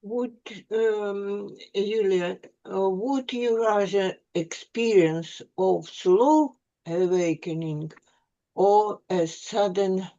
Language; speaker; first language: English; non-native, learner; Russian